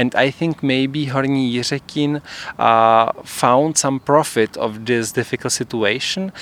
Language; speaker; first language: English; non-native, fluent; Czech